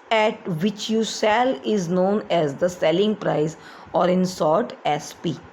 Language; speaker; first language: English; non-native, local second language; Gujarati